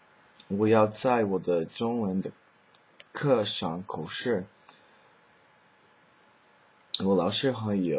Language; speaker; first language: Chinese; non-native, learner; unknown